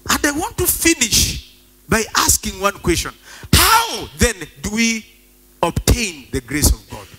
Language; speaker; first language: English; non-native, local second language; Swahili